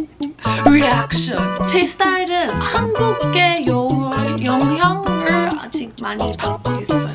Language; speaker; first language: Korean; non-native, fluent; English